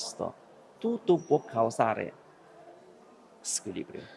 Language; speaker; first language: Italian; non-native, learner; Chinese